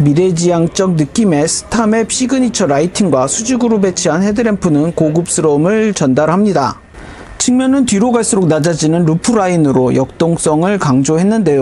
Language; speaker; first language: Korean; native; Korean